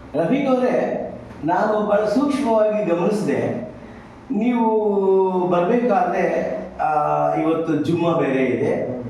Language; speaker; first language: Kannada; native; Kannada